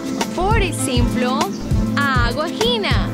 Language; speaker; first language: Portuguese; non-native, learner; Spanish